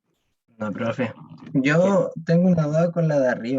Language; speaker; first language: Spanish; native; Spanish